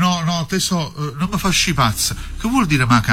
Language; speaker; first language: Italian; native; Italian